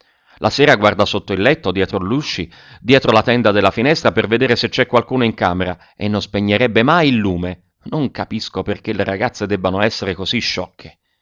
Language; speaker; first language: Italian; native; Italian